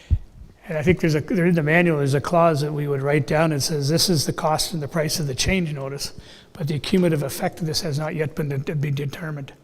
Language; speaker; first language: English; native; English